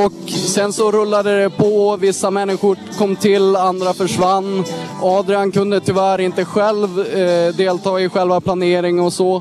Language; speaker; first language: Swedish; native; Swedish